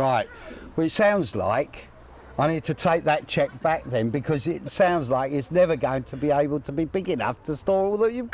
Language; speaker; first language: English; native; English